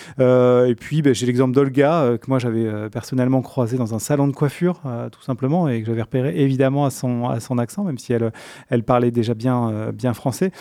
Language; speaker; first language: French; native; French